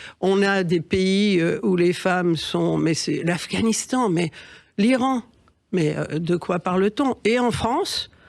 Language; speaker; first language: French; early bilingual, other home language; Catalan